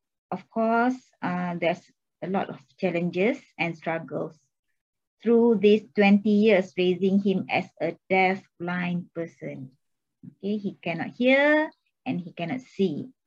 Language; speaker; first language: English; non-native, local second language; Malay